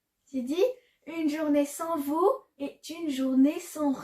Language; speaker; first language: French; native; French